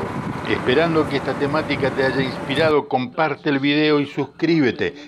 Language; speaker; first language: Spanish; native; Spanish